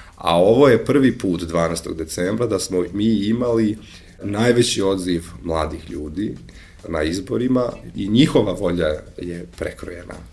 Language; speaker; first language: Serbian; non-native, local second language; Albanian